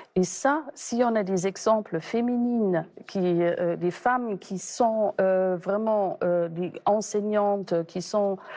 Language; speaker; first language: French; non-native, fluent; German